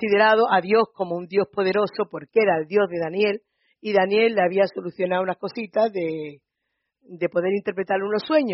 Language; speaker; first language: Spanish; native; Spanish